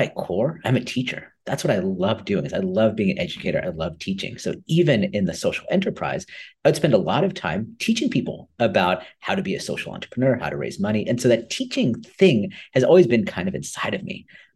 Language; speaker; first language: English; native; English